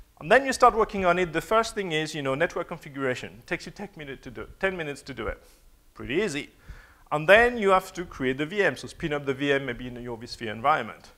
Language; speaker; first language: English; non-native, fluent; French